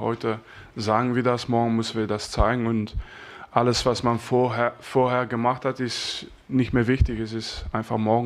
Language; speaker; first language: German; non-native, fluent; French